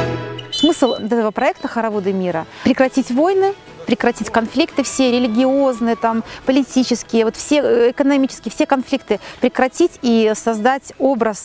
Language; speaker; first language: Russian; native; Russian